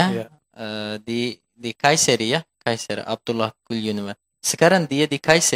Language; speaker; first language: Indonesian; non-native, fluent; Turkish